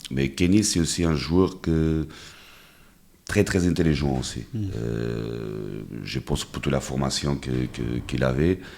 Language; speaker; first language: French; non-native, fluent; Portuguese